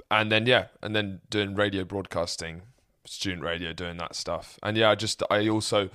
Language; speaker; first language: English; native; English